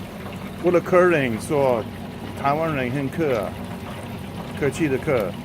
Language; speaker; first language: Chinese; non-native, learner; English